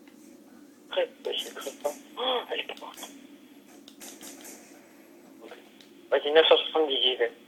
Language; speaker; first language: French; native; French